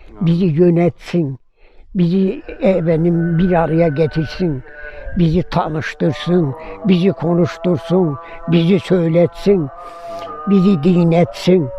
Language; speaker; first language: Turkish; native; Turkish